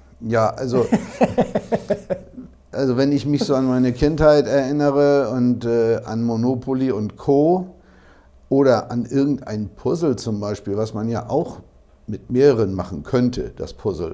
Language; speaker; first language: German; native; German